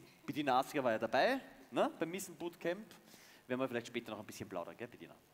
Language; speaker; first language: German; native; German